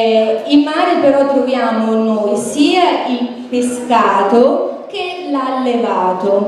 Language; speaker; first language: Italian; native; Italian